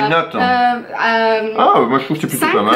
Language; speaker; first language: French; native; French